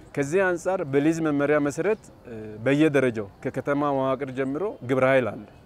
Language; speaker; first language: Amharic; non-native, local second language; Wolaytta